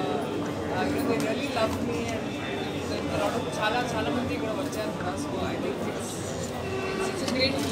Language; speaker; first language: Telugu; non-native, learner; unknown